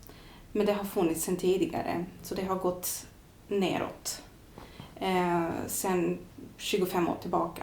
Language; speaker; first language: Swedish; non-native, fluent; Greek